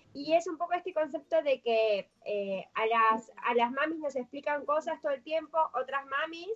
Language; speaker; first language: Spanish; native; Spanish